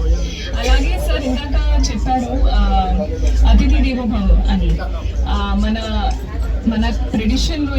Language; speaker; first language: Telugu; non-native, fluent; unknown